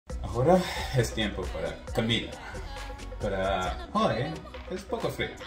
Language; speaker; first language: Spanish; non-native, learner; English